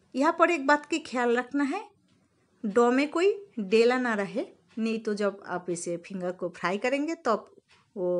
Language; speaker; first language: Hindi; non-native, local second language; Bangla